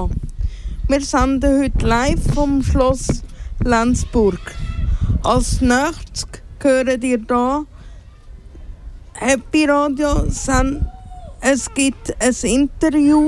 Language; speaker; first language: German; native; German